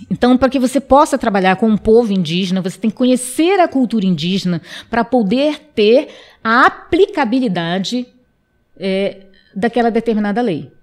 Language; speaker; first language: Portuguese; non-native, local second language; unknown